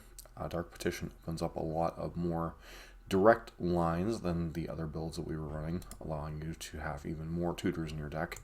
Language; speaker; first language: English; native; English